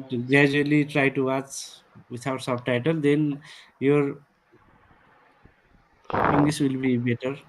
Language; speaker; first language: English; non-native, fluent; Nepali